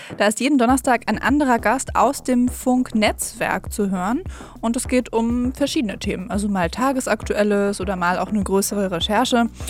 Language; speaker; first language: German; native; German